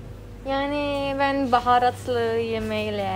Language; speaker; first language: Turkish; non-native, learner; Indonesian